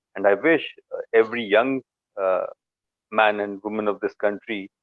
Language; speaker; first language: English; non-native, local second language; Hindi